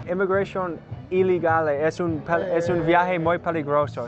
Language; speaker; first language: Spanish; non-native, learner; English